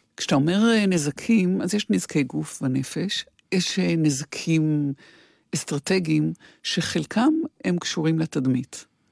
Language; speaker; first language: Hebrew; native; Hebrew